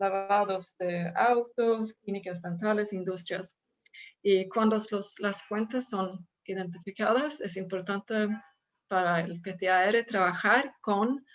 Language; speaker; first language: Spanish; non-native, fluent; Swedish